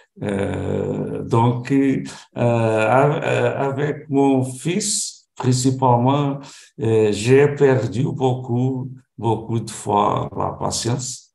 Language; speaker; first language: French; non-native, learner; Portuguese